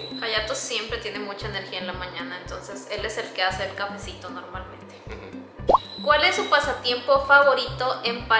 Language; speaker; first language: Spanish; native; Spanish